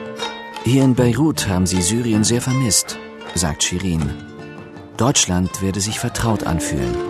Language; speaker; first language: German; native; German